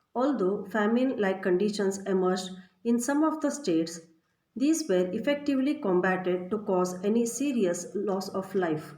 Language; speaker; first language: English; non-native, local second language; Kannada